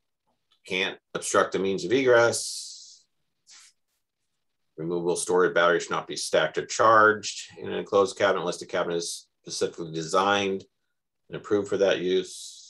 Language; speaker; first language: English; native; English